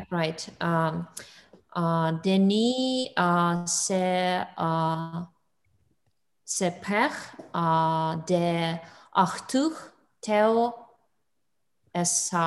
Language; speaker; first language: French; non-native, learner; English